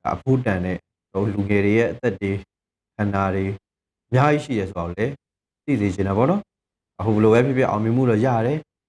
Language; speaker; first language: Burmese; native; Burmese